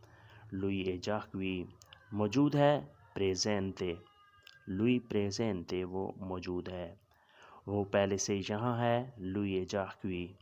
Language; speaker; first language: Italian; non-native, learner; Urdu